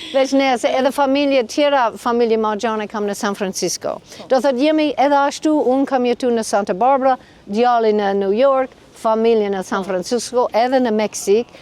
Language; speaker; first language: Albanian; non-native, fluent; English